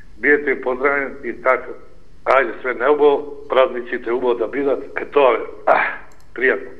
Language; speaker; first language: Macedonian; native; Macedonian